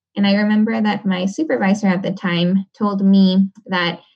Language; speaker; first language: English; non-native, fluent; Spanish